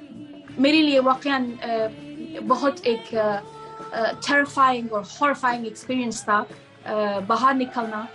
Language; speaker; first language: Hindi; non-native, fluent; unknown